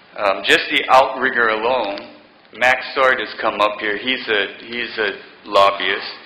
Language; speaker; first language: English; native; English